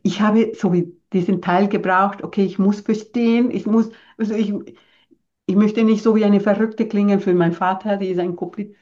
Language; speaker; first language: German; non-native, fluent; Spanish